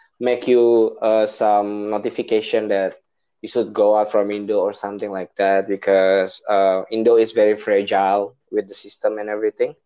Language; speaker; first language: English; non-native, learner; Indonesian